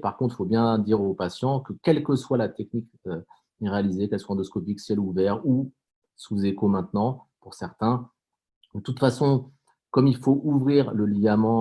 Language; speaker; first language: French; native; French